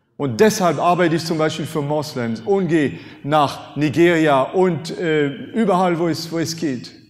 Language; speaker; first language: German; non-native, fluent; French